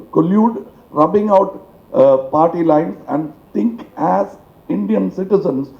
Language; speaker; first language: English; non-native, local second language; Tamil